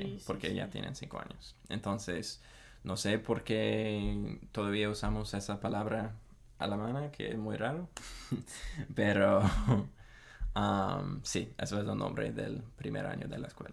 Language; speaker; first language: Spanish; non-native, fluent; English